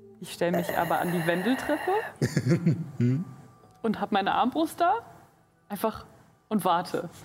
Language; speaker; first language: German; native; German